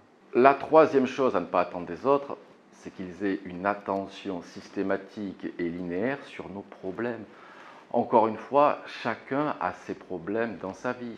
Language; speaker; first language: French; native; French